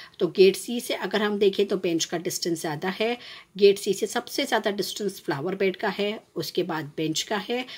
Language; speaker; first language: Hindi; non-native, local second language; Gujarati